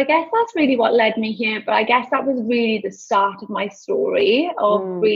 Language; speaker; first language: English; native; English